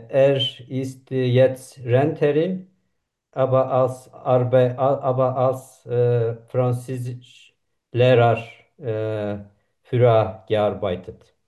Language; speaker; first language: German; non-native, learner; Turkish